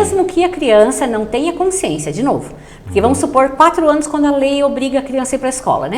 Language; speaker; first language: Portuguese; native; Portuguese